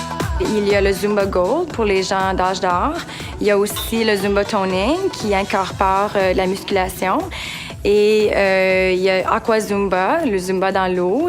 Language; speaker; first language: French; native; French